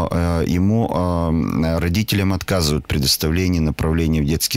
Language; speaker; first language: Russian; native; Russian